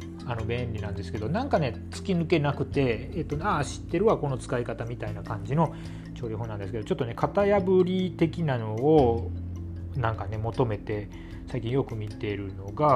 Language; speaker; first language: Japanese; native; Japanese